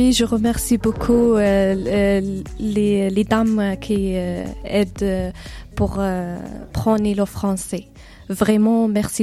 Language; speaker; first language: French; non-native, learner; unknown